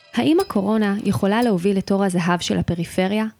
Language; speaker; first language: Hebrew; native; Hebrew